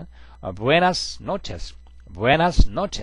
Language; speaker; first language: Spanish; non-native, fluent; Korean